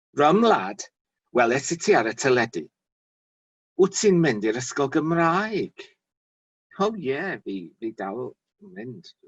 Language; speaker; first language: Welsh; native; Welsh